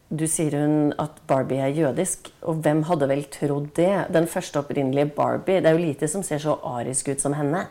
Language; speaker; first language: Norwegian; native; Norwegian